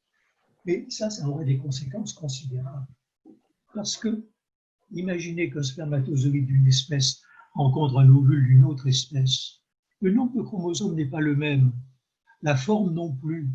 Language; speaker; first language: French; native; French